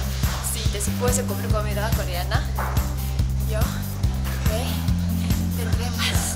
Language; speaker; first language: Spanish; non-native, learner; Korean